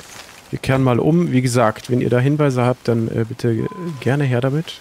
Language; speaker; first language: German; native; German